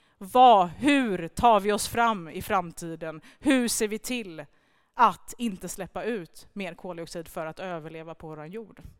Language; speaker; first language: Swedish; early bilingual, other home language; Persian